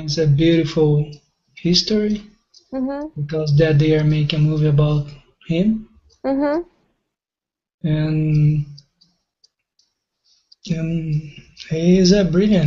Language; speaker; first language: English; non-native, learner; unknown